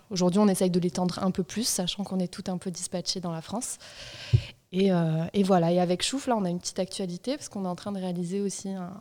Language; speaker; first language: French; native; French